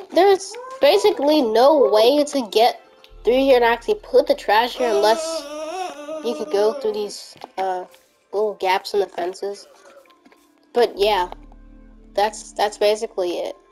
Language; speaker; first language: English; native; English